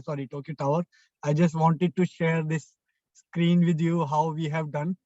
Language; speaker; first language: English; non-native, local second language; Hindi